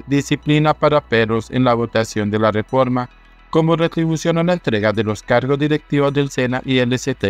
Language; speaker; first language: Spanish; native; Spanish